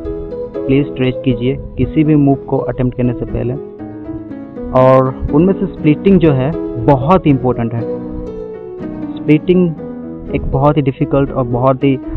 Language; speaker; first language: Hindi; non-native, local second language; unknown